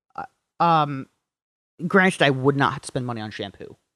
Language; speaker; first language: English; native; English